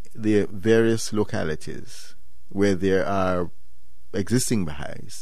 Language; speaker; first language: English; non-native, local second language; Jamaican Creole English